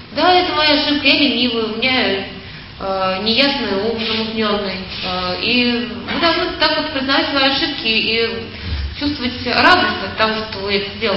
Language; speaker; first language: Russian; native; Russian